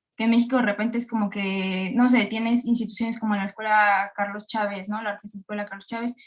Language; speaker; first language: Spanish; native; Spanish